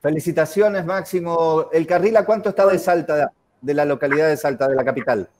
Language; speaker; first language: Spanish; native; Spanish